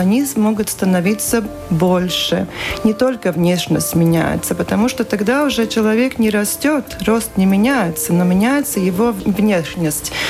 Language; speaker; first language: Russian; non-native, local second language; Latvian